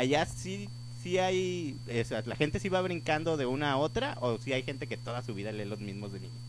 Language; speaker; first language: Spanish; native; Spanish